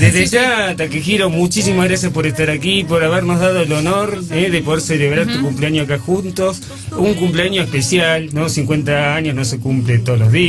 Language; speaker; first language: Spanish; native; Spanish